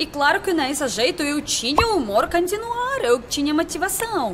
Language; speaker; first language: Portuguese; non-native, learner; Russian